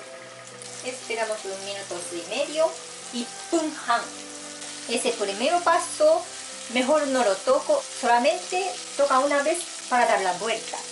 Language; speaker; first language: Spanish; non-native, fluent; Japanese